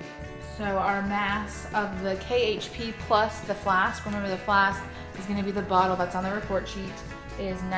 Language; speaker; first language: English; native; English